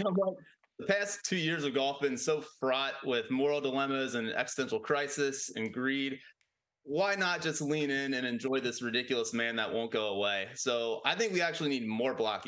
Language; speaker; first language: English; native; English